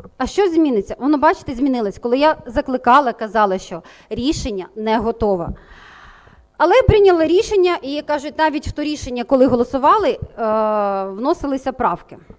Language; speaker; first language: Ukrainian; native; Ukrainian